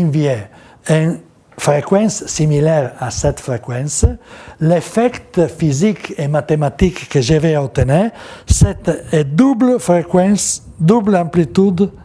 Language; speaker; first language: French; non-native, learner; Italian